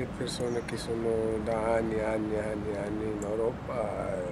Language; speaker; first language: Italian; non-native, learner; Dutch